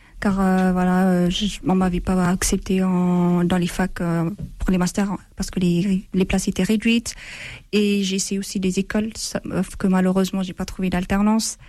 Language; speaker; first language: French; non-native, fluent; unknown